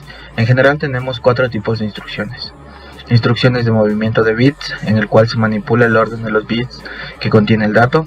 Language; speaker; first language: Spanish; native; Spanish